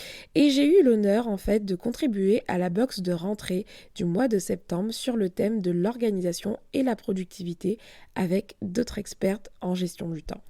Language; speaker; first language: French; native; French